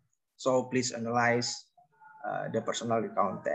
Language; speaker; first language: English; non-native, learner; Indonesian